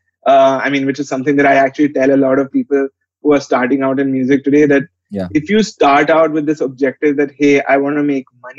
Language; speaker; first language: English; non-native, local second language; Hindi